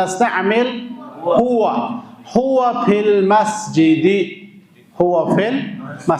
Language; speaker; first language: Arabic; non-native, fluent; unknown